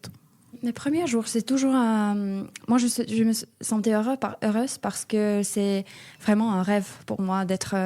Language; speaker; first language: French; non-native, fluent; Finnish